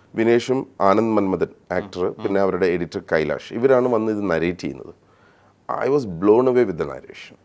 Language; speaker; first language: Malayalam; native; Malayalam